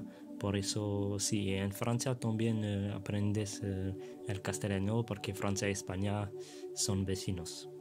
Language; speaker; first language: Spanish; non-native, fluent; French